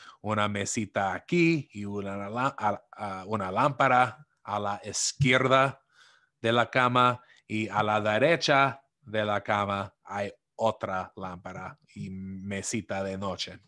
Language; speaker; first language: Spanish; non-native, fluent; English